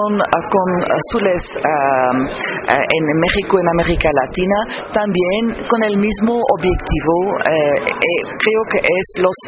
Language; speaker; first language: Spanish; non-native, fluent; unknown